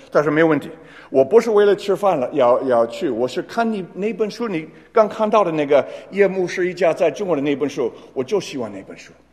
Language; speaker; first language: Chinese; non-native, fluent; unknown